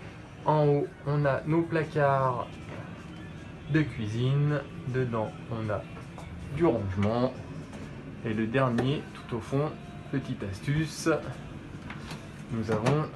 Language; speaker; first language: French; native; French